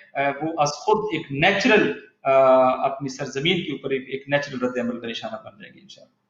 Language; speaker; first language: Urdu; non-native, local second language; Punjabi